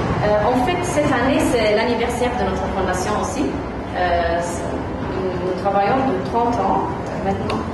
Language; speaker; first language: French; non-native, fluent; German